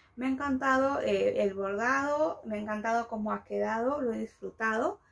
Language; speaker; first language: Spanish; native; Spanish